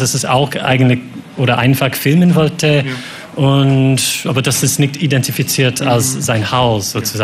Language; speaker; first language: German; non-native, fluent; English